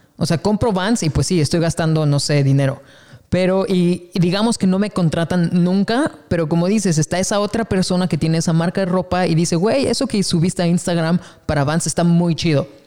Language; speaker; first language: Spanish; native; Spanish